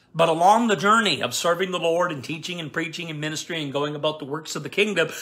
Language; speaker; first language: English; native; English